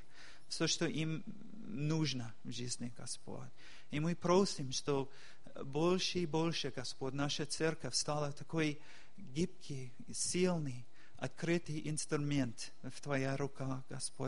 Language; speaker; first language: Russian; non-native, fluent; English